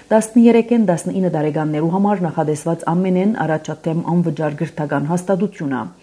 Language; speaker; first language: Armenian; early bilingual, heritage; Armenian